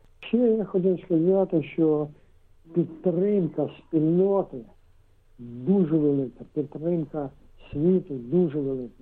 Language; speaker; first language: Ukrainian; non-native, local second language; Russian